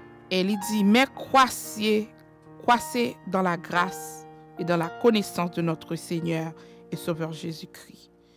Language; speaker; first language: French; native; French